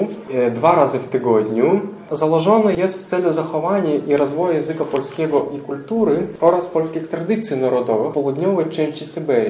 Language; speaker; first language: Polish; early bilingual, heritage; Polish